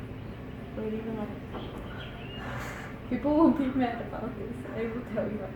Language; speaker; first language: English; non-native, fluent; Portuguese